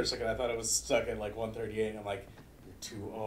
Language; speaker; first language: English; native; English